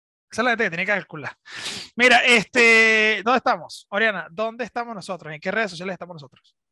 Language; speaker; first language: Spanish; native; Spanish